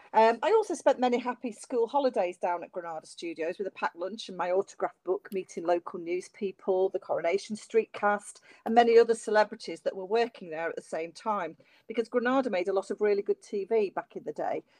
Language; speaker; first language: English; native; English